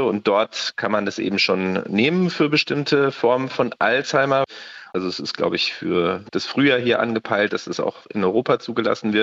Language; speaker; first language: German; native; German